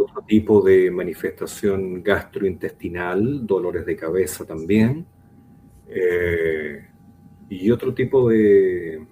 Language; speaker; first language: Spanish; native; Spanish